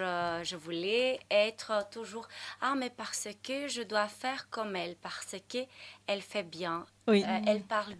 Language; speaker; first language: French; non-native, fluent; Portuguese